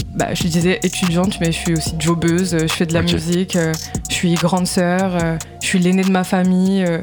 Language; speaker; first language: French; native; French